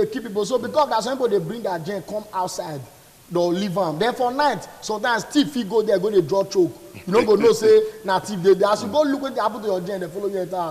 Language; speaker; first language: English; non-native, local second language; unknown